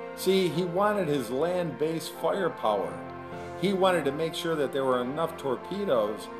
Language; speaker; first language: English; native; English